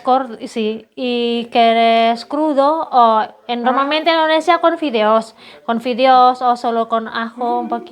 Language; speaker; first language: Spanish; non-native, learner; Indonesian